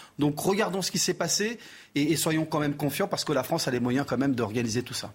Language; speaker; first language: French; early bilingual, other home language; Portuguese